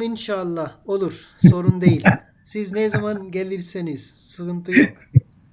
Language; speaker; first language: Turkish; non-native, fluent; Urdu